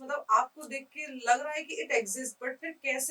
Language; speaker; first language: Hindi; native; Hindi